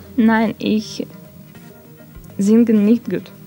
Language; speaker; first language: German; non-native, learner; Russian